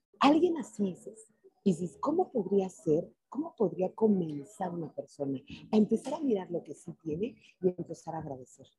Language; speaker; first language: Spanish; native; Spanish